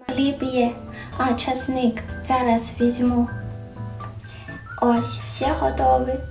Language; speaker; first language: Ukrainian; non-native, learner; Chinese